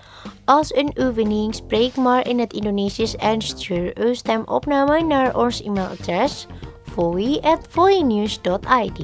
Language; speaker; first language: Dutch; non-native, learner; Indonesian